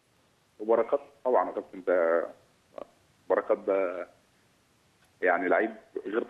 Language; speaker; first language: Arabic; native; Arabic